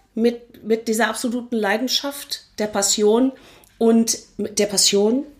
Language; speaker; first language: German; native; German